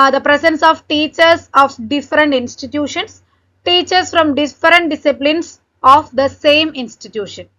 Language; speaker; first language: English; non-native, local second language; Malayalam